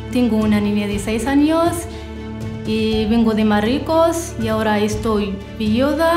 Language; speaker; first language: Spanish; non-native, learner; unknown